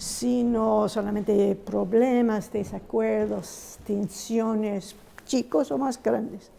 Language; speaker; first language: Spanish; non-native, fluent; English